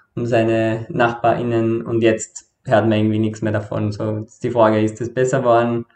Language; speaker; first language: German; native; German